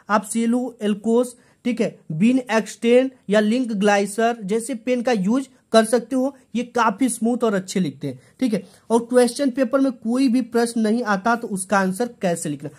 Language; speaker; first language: Hindi; native; Hindi